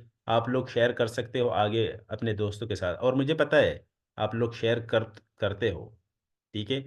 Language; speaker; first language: Hindi; non-native, local second language; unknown